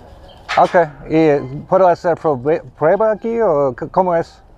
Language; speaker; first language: Spanish; non-native, learner; English